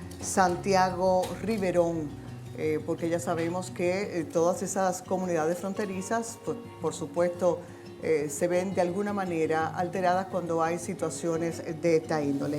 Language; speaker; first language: Spanish; native; Spanish